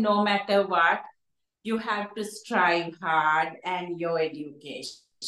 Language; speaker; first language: English; non-native, local second language; Sinhala